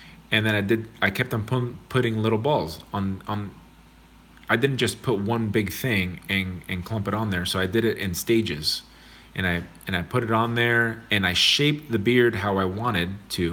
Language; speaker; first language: English; early bilingual, other home language; Spanish